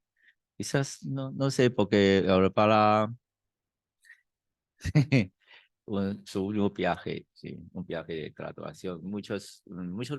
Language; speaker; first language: Spanish; non-native, fluent; Chinese